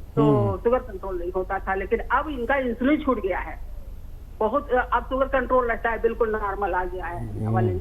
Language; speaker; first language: Hindi; native; Hindi